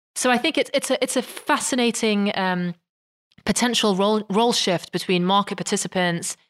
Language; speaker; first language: English; native; English